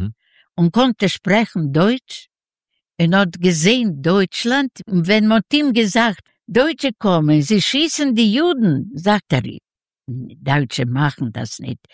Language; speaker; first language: German; non-native, learner; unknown